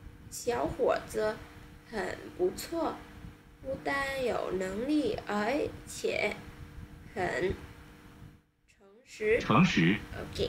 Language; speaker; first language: Chinese; non-native, learner; Vietnamese